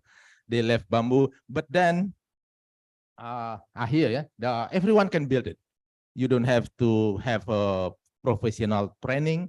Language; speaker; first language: English; non-native, fluent; Indonesian